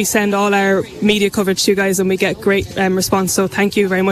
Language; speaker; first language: English; native; English